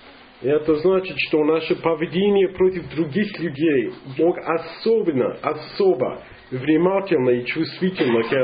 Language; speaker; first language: Russian; non-native, fluent; English